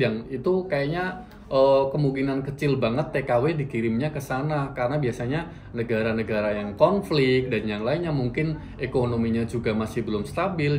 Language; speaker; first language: Indonesian; native; Indonesian